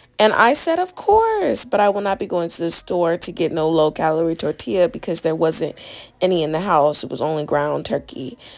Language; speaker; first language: English; native; English